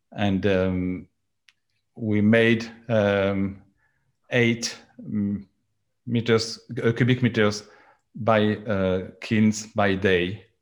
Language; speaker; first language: English; non-native, learner; French